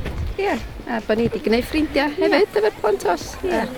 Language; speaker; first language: Welsh; native; Welsh